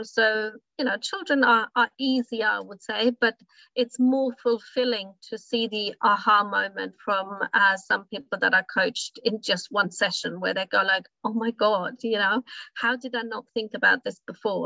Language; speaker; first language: English; non-native, fluent; German